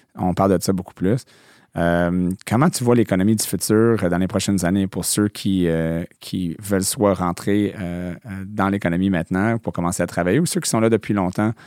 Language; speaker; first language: French; non-native, local second language; English